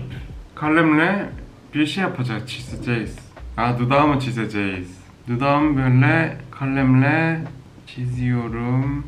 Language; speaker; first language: Turkish; non-native, learner; Korean